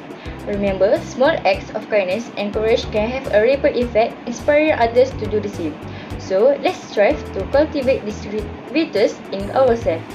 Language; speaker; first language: English; non-native, local second language; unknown